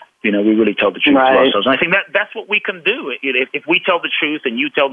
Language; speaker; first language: English; native; English